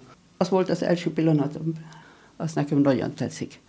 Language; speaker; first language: Hungarian; early bilingual, heritage; German